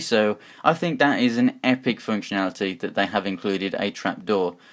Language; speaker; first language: English; native; English